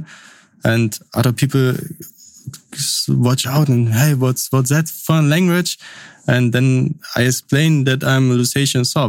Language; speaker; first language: English; non-native, fluent; Upper Sorbian